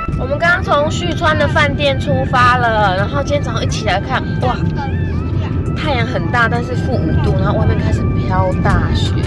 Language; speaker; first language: Chinese; native; Chinese